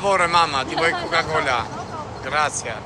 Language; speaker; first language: Italian; non-native, learner; Albanian